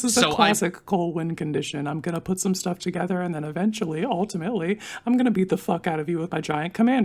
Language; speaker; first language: English; native; English